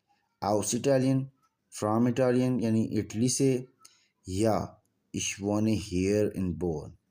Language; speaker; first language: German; non-native, learner; Urdu